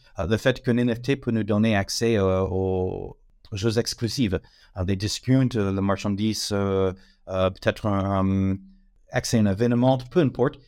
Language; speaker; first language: French; non-native, fluent; English